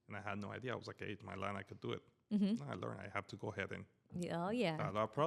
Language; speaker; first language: English; native; English